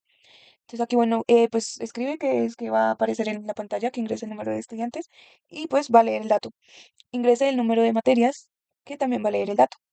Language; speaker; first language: Spanish; native; Spanish